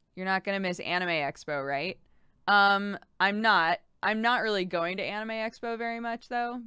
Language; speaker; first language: English; native; English